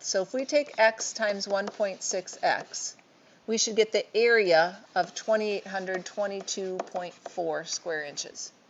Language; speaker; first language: English; native; English